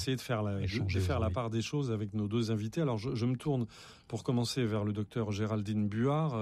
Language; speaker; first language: French; native; French